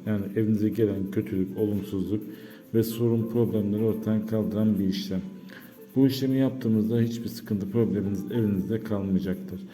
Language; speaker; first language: Turkish; native; Turkish